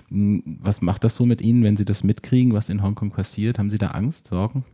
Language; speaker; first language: German; native; German